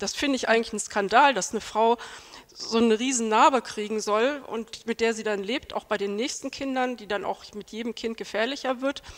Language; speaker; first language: German; native; German